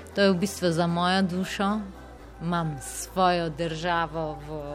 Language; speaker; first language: Slovenian; non-native, fluent; Georgian